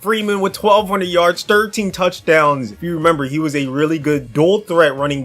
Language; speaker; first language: English; native; English